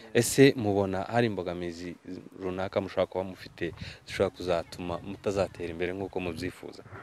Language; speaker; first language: Kinyarwanda; native; Kinyarwanda